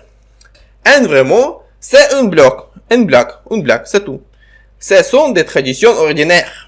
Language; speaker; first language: French; non-native, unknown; Ukrainian